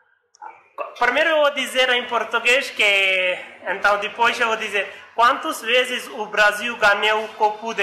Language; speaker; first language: Portuguese; non-native, learner; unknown